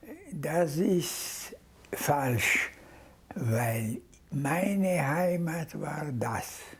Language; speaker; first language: German; non-native, learner; Hungarian